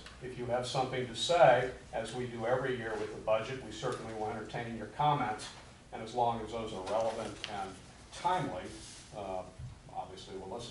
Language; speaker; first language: English; native; English